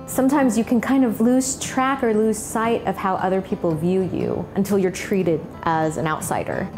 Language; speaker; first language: English; native; English